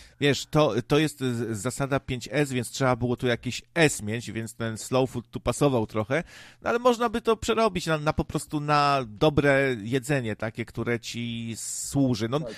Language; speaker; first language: Polish; native; Polish